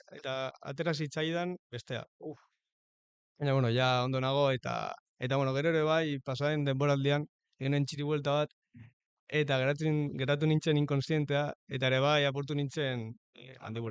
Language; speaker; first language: Basque; non-native, local second language; Spanish